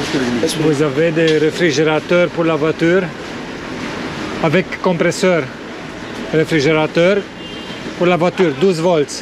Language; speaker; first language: French; non-native, learner; Romanian